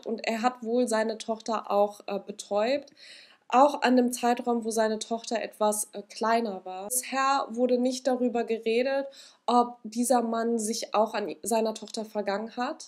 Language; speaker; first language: German; native; German